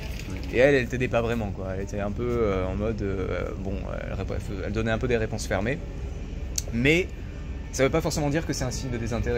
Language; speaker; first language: French; native; French